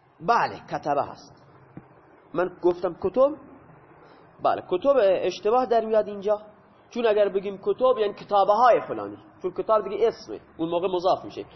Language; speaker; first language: Persian; native; Persian